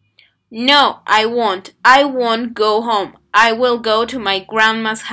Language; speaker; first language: English; non-native, fluent; Spanish